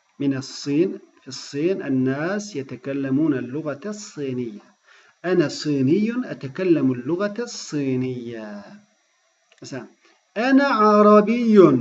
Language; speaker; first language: Arabic; non-native, fluent; Turkish